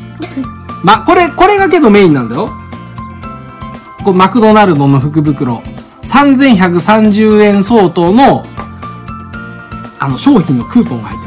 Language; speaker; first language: Japanese; native; Japanese